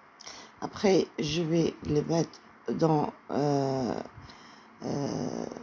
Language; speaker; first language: French; non-native, fluent; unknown